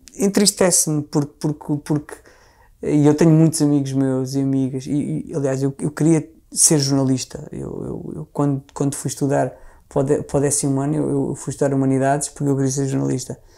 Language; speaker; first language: Portuguese; native; Portuguese